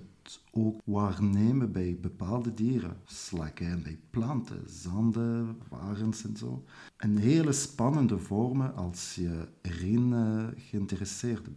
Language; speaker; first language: Dutch; non-native, local second language; French